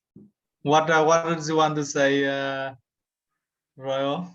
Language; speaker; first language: English; non-native, learner; Vietnamese